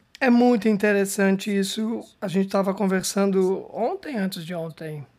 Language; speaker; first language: Portuguese; native; Portuguese